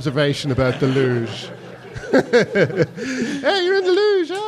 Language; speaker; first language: English; native; English